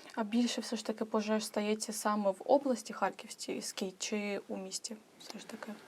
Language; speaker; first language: Ukrainian; native; Ukrainian